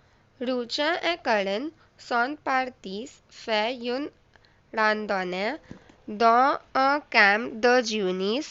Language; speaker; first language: French; non-native, learner; Hindi